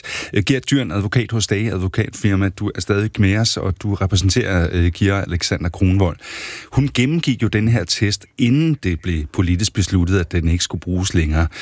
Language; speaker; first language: Danish; native; Danish